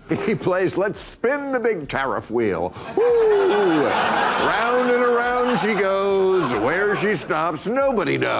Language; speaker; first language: English; native; English